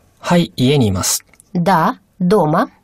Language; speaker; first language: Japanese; non-native, fluent; Russian